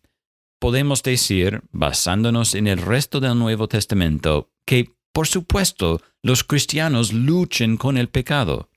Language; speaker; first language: Spanish; non-native, fluent; English